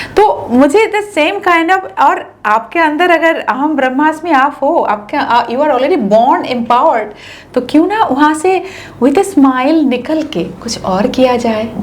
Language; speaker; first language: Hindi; non-native, local second language; Bangla